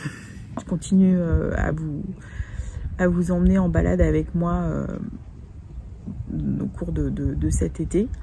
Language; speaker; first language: French; native; French